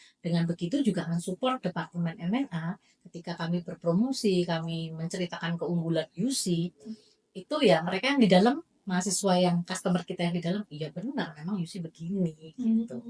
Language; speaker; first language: Indonesian; native; Indonesian